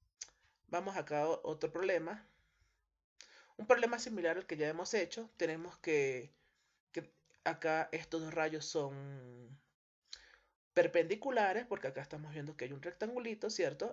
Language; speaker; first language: Spanish; native; Spanish